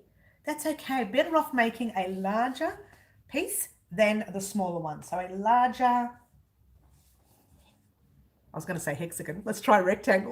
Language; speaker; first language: English; native; English